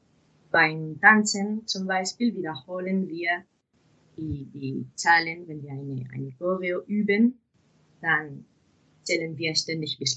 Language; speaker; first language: German; non-native, fluent; Spanish